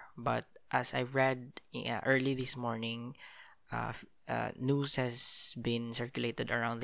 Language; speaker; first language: English; non-native, local second language; Cebuano